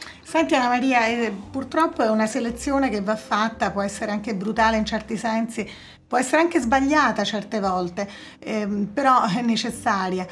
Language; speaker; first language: Italian; native; Italian